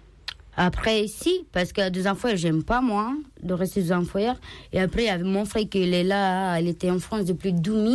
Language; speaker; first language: French; non-native, learner; Romanian